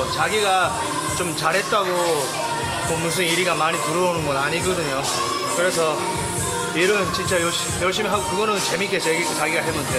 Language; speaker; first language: Korean; early bilingual, heritage; Japanese